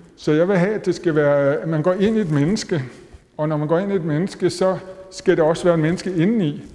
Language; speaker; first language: Danish; native; Danish